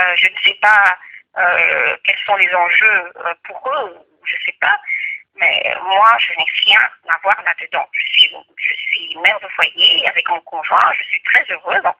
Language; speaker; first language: French; non-native, local second language; Kongo